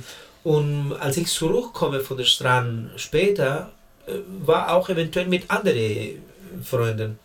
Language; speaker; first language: German; non-native, learner; Spanish